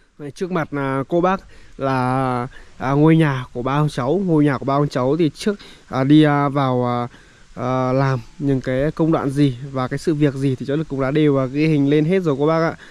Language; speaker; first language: Vietnamese; native; Vietnamese